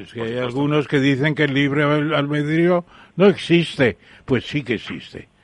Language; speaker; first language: Spanish; native; Spanish